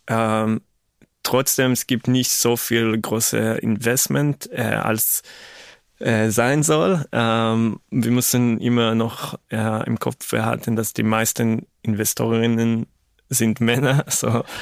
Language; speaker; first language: German; non-native, fluent; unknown